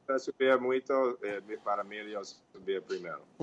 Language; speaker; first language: Portuguese; non-native, fluent; English